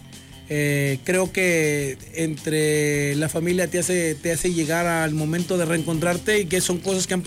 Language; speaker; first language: Spanish; native; Spanish